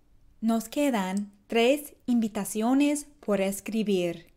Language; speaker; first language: Spanish; non-native, fluent; English